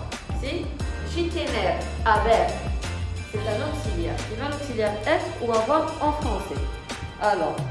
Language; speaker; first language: French; non-native, local second language; Arabic